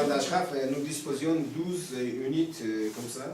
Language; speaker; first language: French; non-native, learner; Persian